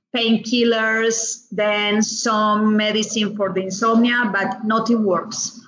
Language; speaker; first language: English; non-native, learner; Spanish